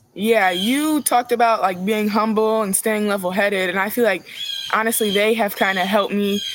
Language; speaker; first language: English; native; English